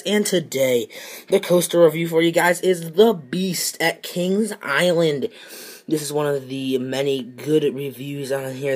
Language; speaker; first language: English; native; English